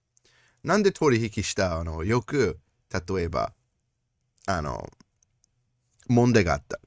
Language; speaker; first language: Japanese; non-native, learner; English